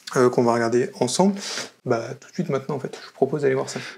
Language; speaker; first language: French; native; French